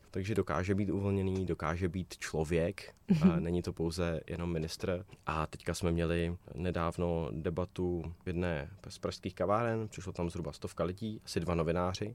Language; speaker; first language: Czech; native; Czech